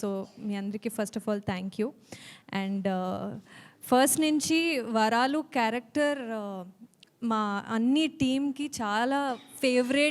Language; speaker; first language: Telugu; non-native, learner; Kannada